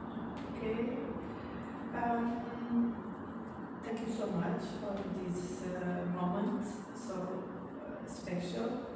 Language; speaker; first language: English; non-native, learner; Portuguese